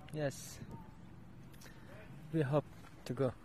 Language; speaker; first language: English; non-native, learner; Arabic